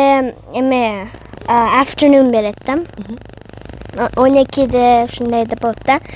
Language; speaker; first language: Kyrgyz; early bilingual, heritage; Kyrgyz